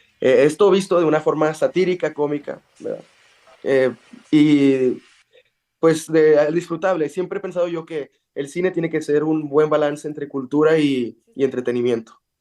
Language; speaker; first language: Spanish; early bilingual, heritage; Spanish